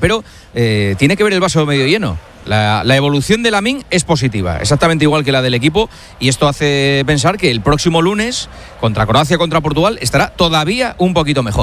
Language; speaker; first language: Spanish; native; Spanish